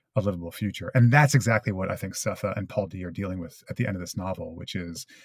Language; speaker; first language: English; early bilingual, other home language; Japanese